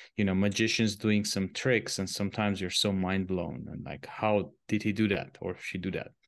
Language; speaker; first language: English; non-native, fluent; Armenian